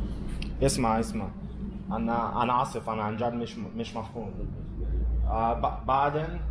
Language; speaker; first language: Arabic; non-native, learner; Hebrew